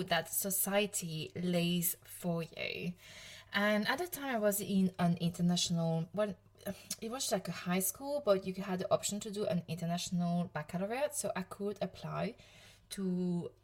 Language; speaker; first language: English; non-native, fluent; French